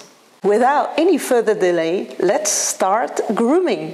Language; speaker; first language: English; non-native, fluent; Dutch